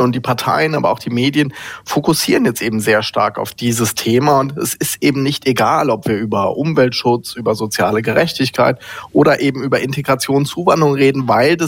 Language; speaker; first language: German; native; German